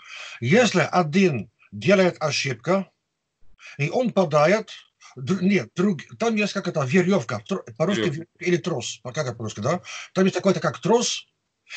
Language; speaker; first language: Russian; non-native, fluent; Dutch